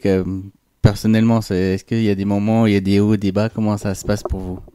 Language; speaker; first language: French; native; French